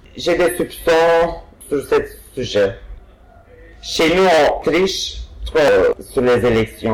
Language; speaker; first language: French; non-native, fluent; Turkish